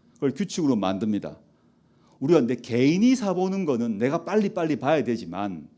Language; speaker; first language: Korean; native; Korean